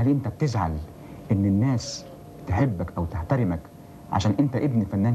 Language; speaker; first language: Arabic; native; Arabic